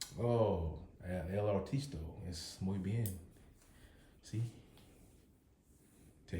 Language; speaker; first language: Spanish; non-native, learner; English